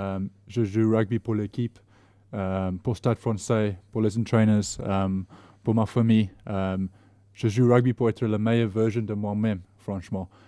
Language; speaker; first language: French; non-native, learner; English